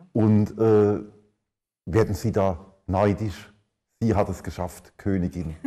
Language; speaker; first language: German; native; German